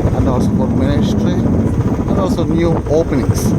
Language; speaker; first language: English; non-native, local second language; Telugu